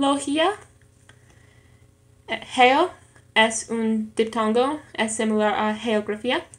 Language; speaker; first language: Spanish; non-native, learner; English